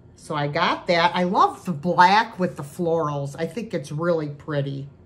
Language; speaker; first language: English; native; English